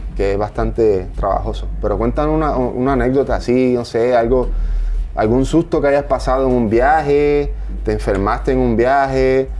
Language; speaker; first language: Spanish; native; Spanish